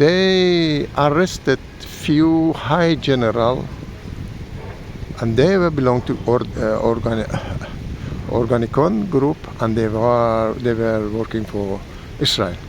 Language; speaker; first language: English; non-native, learner; Persian